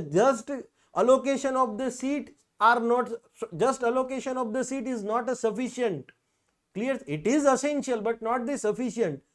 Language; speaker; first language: English; non-native, local second language; Gujarati